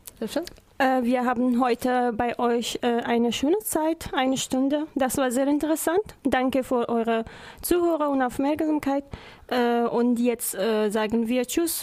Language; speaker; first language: German; non-native, learner; Persian